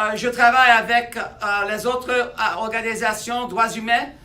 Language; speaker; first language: French; non-native, learner; English